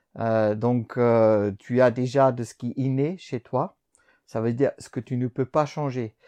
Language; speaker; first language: French; non-native, fluent; German